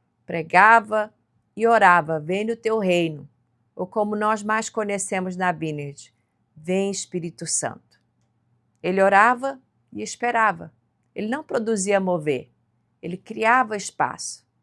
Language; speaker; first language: Portuguese; native; Portuguese